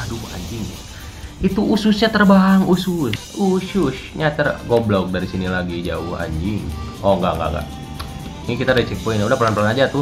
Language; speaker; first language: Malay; non-native, local second language; Sundanese